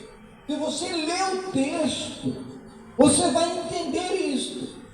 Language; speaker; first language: Portuguese; native; Portuguese